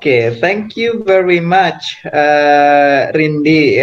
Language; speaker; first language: English; non-native, fluent; Indonesian